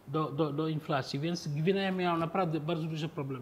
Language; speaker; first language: Polish; non-native, fluent; Wolof